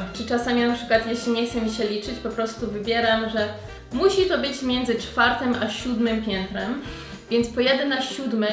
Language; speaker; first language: Polish; early bilingual, heritage; Polish